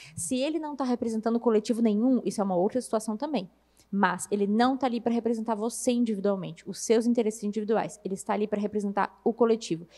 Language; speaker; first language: Portuguese; native; Portuguese